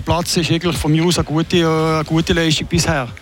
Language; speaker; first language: German; native; German